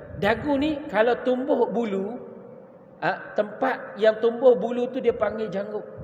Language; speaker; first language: Malay; native; Malay